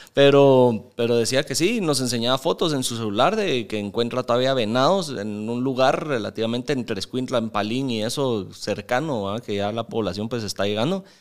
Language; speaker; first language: Spanish; native; Spanish